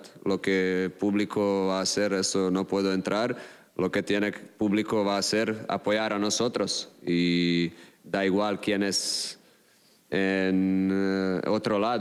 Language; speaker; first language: Spanish; non-native, fluent; Croatian